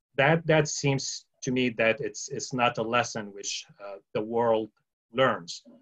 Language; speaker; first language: English; early bilingual, other home language; Arabic